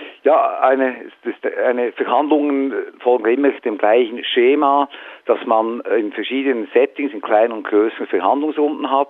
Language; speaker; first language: German; native; German